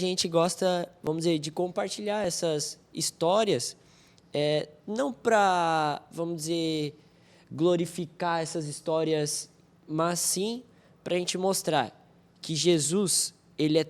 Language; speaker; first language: Portuguese; native; Portuguese